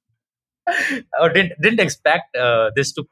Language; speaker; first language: English; non-native, local second language; Hindi